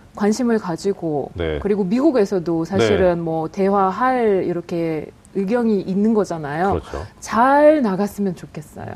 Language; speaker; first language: Korean; non-native, fluent; Russian